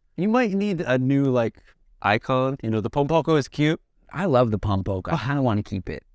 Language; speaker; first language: English; native; English